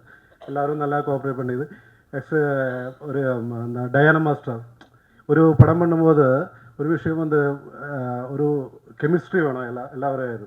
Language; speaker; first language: Tamil; non-native, learner; Malayalam